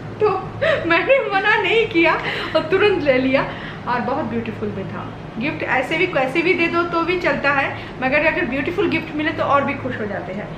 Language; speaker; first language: Hindi; non-native, local second language; Bangla